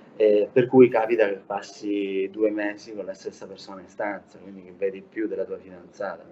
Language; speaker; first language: Italian; native; Italian